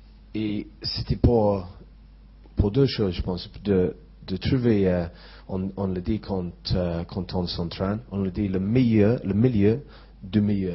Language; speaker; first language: French; non-native, fluent; English